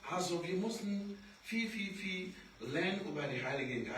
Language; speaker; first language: German; non-native, learner; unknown